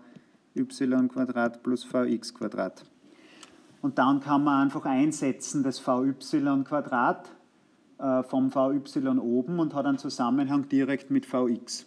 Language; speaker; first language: German; native; German